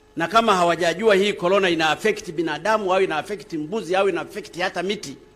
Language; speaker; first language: Swahili; non-native, local second language; Sukuma